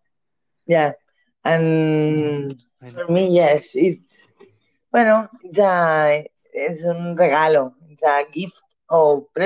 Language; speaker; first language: English; non-native, learner; Catalan